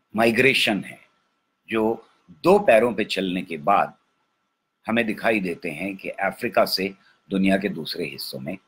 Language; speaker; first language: Hindi; native; Hindi